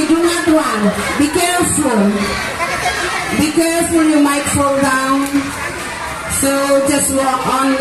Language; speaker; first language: English; non-native, learner; Indonesian